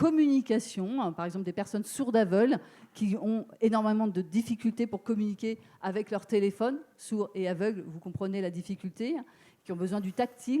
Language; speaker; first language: French; native; French